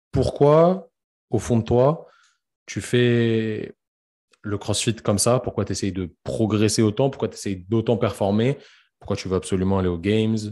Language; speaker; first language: French; native; French